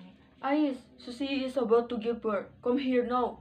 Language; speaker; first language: English; non-native, learner; Indonesian